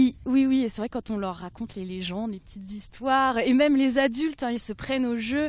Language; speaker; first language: French; native; French